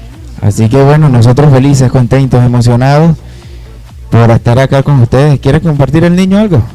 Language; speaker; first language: Spanish; native; Spanish